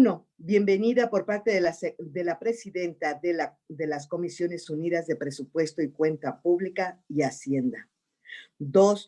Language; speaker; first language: Spanish; native; Spanish